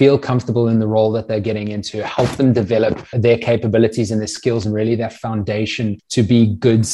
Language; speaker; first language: English; native; English